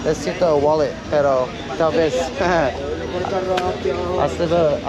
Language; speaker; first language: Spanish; non-native, learner; English